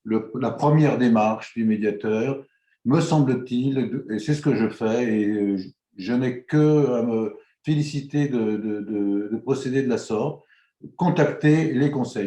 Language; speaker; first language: French; native; French